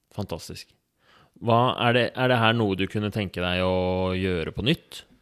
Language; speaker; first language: Norwegian; native; Norwegian